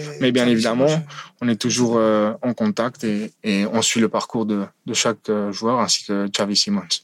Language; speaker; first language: French; non-native, fluent; Spanish